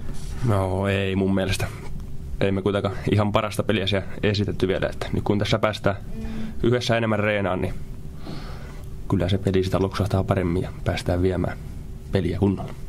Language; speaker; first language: Finnish; native; Finnish